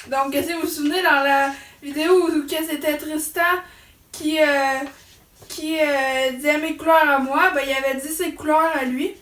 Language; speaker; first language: French; native; French